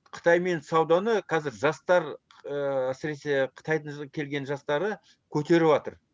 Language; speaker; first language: Kazakh; early bilingual, heritage; Kazakh